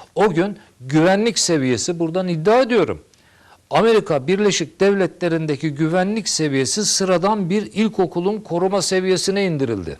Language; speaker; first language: Turkish; native; Turkish